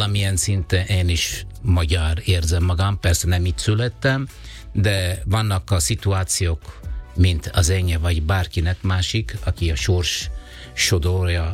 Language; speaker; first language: Hungarian; non-native, fluent; Italian